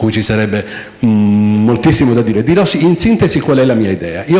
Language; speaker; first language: Italian; native; Italian